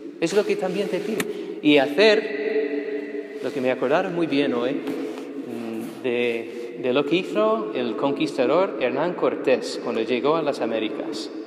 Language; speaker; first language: Spanish; non-native, fluent; English